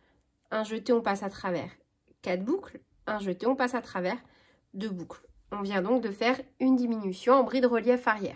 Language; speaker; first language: French; native; French